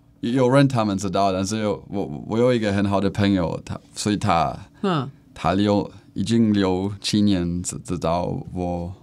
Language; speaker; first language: Chinese; non-native, learner; Czech